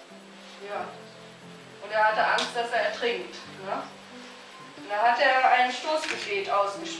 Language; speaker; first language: German; native; German